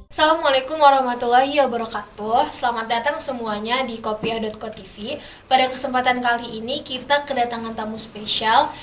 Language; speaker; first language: Indonesian; native; Indonesian